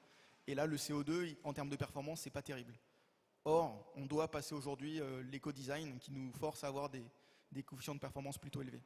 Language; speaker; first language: French; native; French